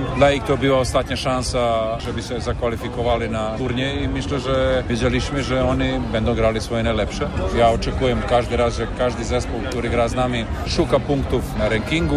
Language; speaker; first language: Polish; non-native, learner; Serbian